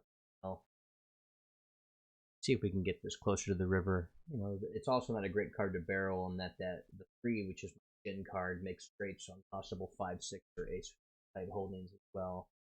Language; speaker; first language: English; native; English